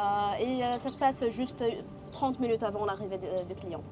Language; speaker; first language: French; non-native, learner; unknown